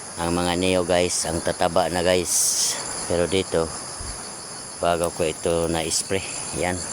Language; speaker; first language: Filipino; non-native, local second language; Cebuano